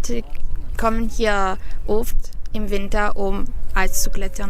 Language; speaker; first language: German; non-native, fluent; Italian